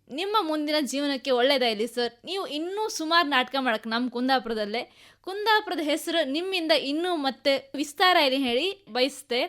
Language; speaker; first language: Kannada; native; Kannada